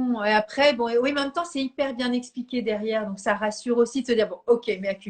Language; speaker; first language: French; native; French